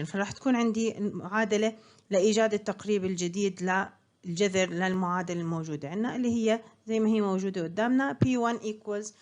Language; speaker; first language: Arabic; native; Arabic